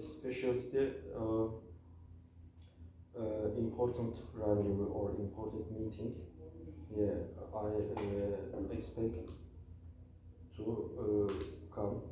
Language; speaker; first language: English; non-native, learner; Turkish